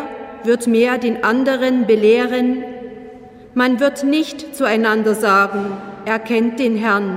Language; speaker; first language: German; native; German